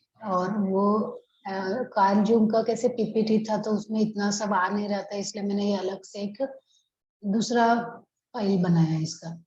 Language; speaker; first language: Hindi; non-native, local second language; Marathi